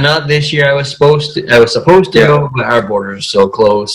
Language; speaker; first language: English; native; English